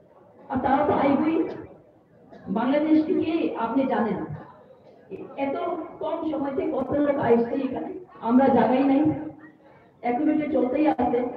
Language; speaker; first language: Bangla; non-native, local second language; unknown